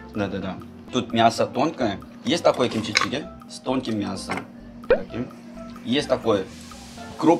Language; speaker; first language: Russian; non-native, fluent; Korean